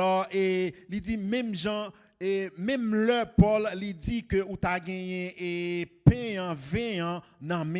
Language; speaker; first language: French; non-native, local second language; Haitian Creole